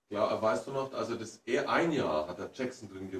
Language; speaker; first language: German; native; German